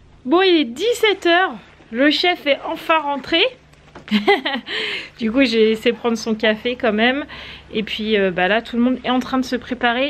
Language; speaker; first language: French; native; French